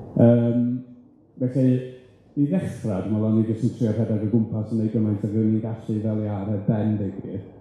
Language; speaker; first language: Welsh; native; Welsh